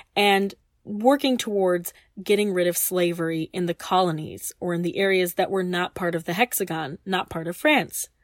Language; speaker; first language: English; native; English